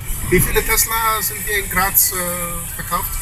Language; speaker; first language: German; non-native, learner; Greek